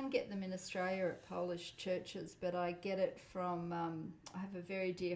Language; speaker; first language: English; non-native, local second language; Polish